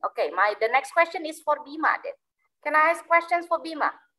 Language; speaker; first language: English; non-native, learner; Indonesian